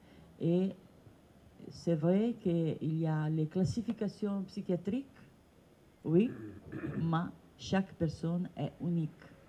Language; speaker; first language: French; non-native, fluent; Italian